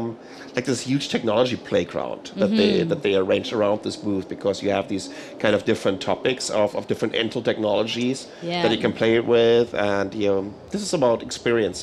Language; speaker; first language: English; non-native, fluent; German